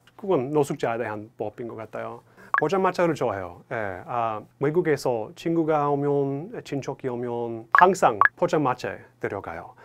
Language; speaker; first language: Korean; non-native, fluent; English